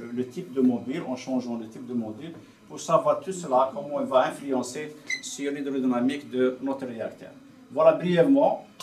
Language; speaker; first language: French; non-native, local second language; Arabic